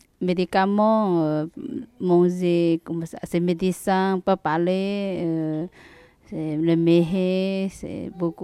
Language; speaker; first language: French; non-native, learner; Chinese